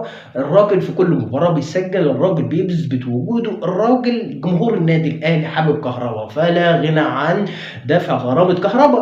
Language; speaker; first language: Arabic; native; Arabic